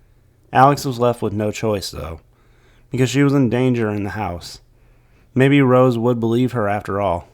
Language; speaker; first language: English; native; English